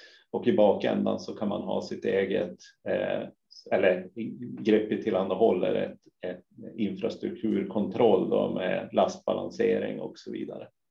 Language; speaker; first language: Swedish; native; Swedish